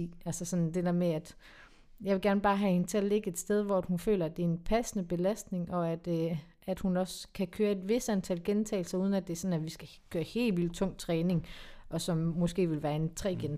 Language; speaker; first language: Danish; native; Danish